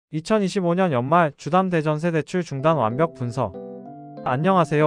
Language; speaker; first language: Korean; native; Korean